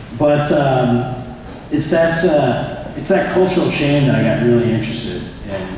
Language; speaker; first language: English; native; English